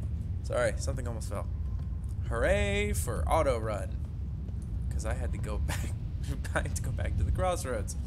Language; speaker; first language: English; native; English